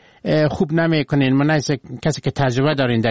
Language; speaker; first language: Persian; native; Persian